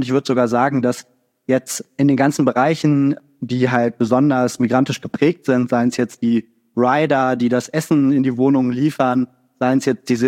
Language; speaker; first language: German; native; German